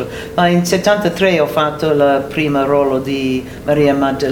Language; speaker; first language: Italian; non-native, learner; English